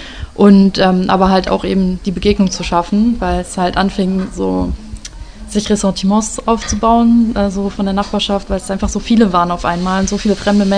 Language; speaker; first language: German; native; German